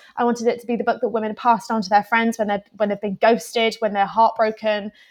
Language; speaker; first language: English; native; English